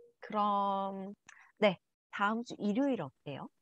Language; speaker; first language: Korean; native; Korean